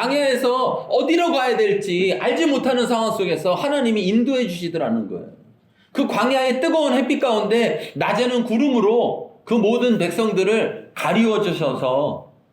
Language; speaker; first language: Korean; native; Korean